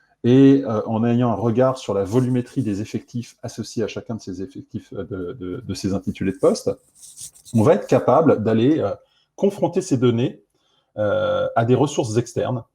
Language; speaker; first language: French; native; French